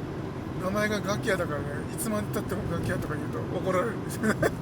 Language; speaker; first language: Japanese; native; Japanese